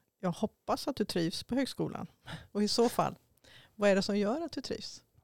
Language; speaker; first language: Swedish; native; Swedish